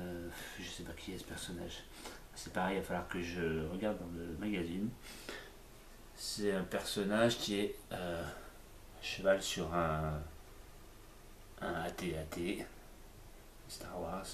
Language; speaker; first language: French; native; French